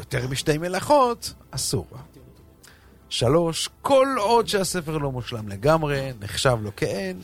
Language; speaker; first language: Hebrew; native; Hebrew